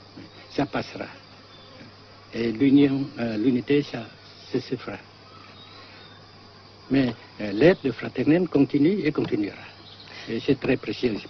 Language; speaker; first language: French; non-native, local second language; Vietnamese